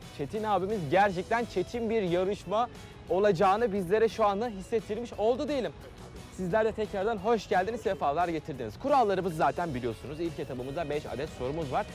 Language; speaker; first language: Turkish; native; Turkish